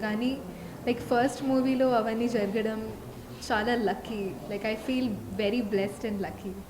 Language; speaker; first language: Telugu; non-native, fluent; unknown